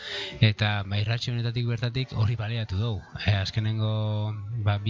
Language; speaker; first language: Basque; native; Basque